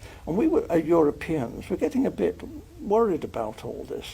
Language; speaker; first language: English; native; English